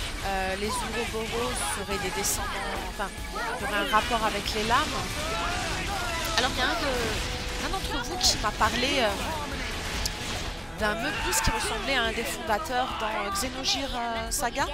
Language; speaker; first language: French; native; French